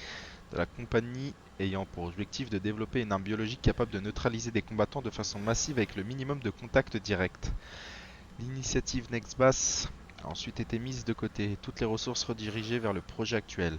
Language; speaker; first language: French; native; French